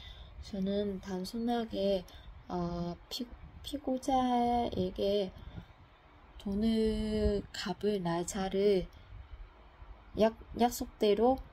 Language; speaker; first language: Korean; non-native, fluent; Vietnamese